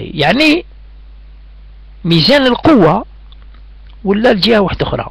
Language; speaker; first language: Arabic; native; Arabic